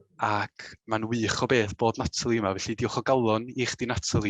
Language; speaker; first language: Welsh; native; Welsh